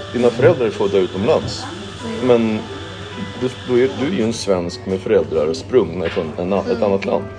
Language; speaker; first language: Swedish; native; Swedish